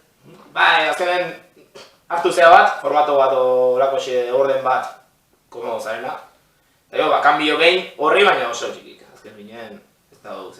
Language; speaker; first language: Basque; native; Basque